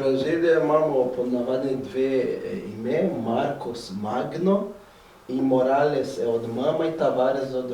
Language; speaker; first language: Slovenian; non-native, fluent; Portuguese